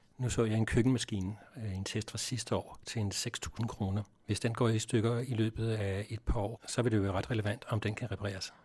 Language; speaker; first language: Danish; native; Danish